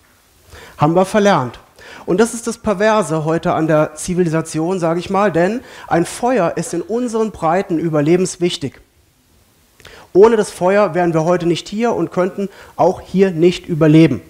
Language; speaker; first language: German; native; German